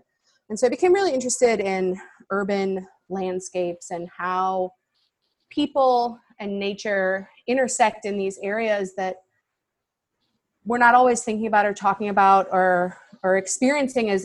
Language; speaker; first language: English; native; English